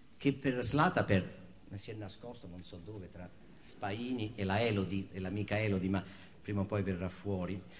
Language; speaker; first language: Italian; native; Italian